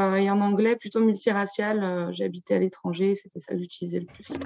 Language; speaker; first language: French; native; French